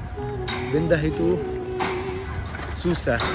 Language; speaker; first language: Indonesian; non-native, fluent; Arabic